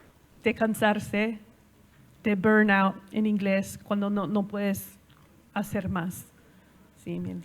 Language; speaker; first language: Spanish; non-native, learner; English